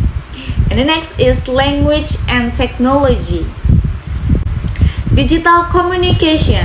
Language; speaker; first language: English; non-native, local second language; Indonesian